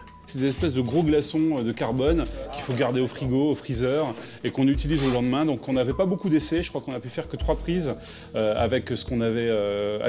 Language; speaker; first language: French; native; French